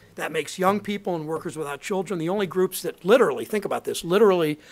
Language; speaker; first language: English; native; English